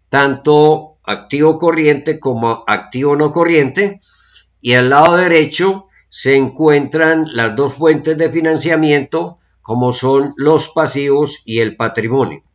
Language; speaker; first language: Spanish; native; Spanish